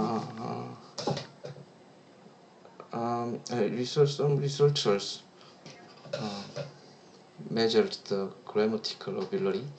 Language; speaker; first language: English; non-native, learner; Korean